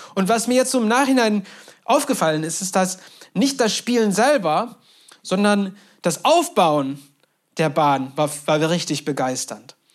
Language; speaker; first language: German; non-native, fluent; Turkish